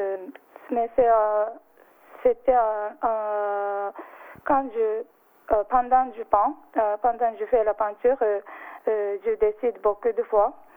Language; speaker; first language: French; non-native, learner; Japanese